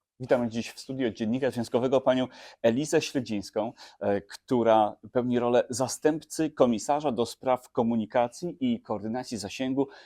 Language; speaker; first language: Polish; native; Polish